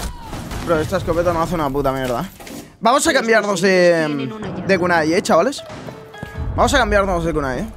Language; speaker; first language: Spanish; native; Spanish